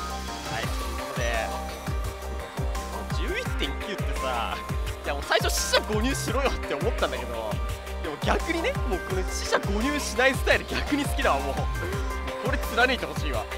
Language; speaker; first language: Japanese; native; Japanese